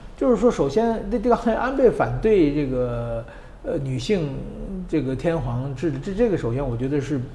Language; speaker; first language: Chinese; native; Chinese